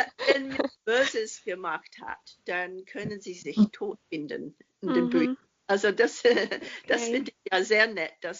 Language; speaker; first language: German; non-native, fluent; English